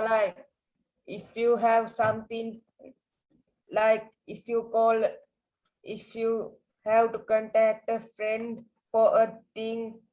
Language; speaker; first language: English; non-native, learner; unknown